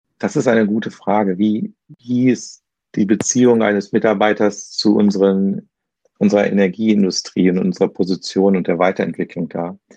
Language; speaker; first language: German; non-native, learner; Arabic